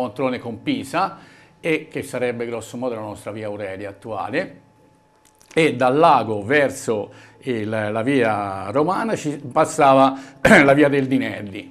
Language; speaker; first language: Italian; native; Italian